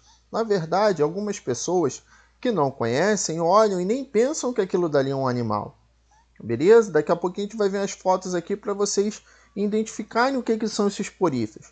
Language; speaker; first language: Portuguese; native; Portuguese